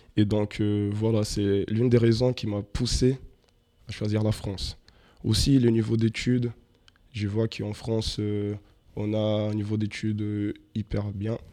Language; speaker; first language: French; non-native, fluent; Portuguese